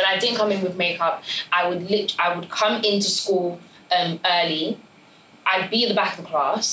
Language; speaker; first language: English; native; English